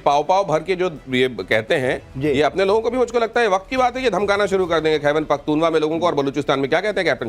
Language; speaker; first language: Hindi; native; Hindi